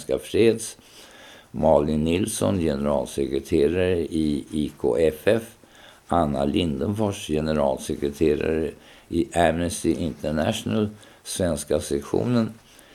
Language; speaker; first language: Swedish; native; Swedish